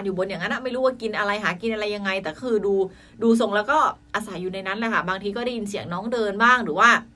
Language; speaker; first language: Thai; native; Thai